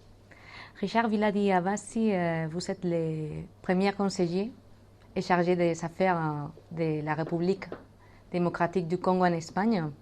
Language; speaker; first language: French; non-native, fluent; Spanish